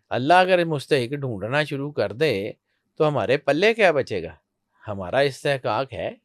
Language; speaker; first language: Urdu; non-native, local second language; Punjabi